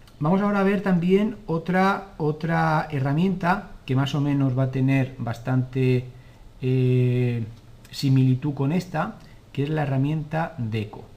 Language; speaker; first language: Spanish; native; Spanish